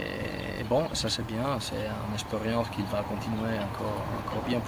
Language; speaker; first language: French; non-native, fluent; Italian